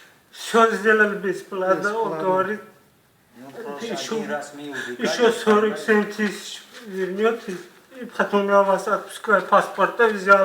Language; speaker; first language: Russian; non-native, learner; Tajik